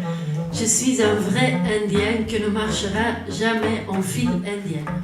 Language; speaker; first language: French; non-native, local second language; Dutch